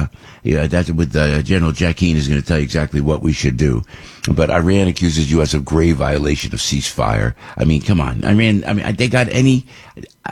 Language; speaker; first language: English; native; English